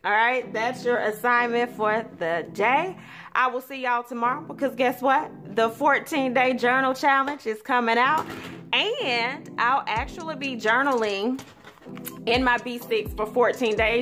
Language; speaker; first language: English; native; English